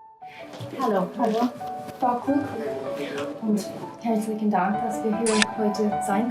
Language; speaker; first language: German; non-native, learner; English